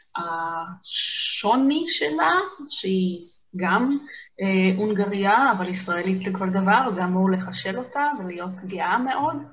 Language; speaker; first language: Hebrew; non-native, fluent; Hungarian